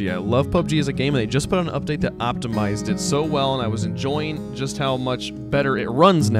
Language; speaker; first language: English; native; English